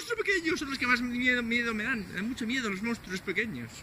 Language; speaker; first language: Spanish; native; Spanish